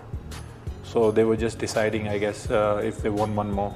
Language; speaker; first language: English; non-native, local second language; Punjabi